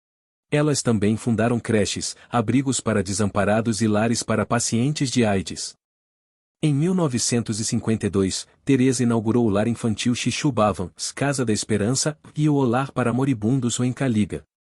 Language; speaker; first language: Portuguese; native; Portuguese